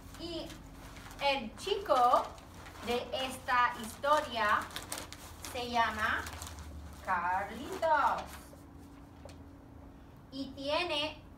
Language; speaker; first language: Spanish; non-native, fluent; English